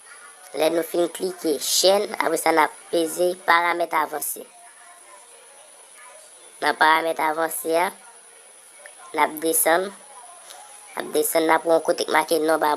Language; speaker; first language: French; non-native, learner; Haitian Creole